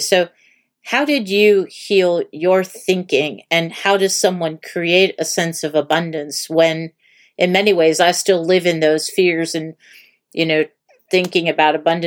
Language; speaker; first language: English; native; English